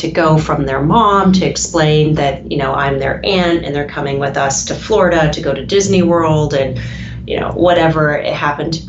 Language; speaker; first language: English; native; English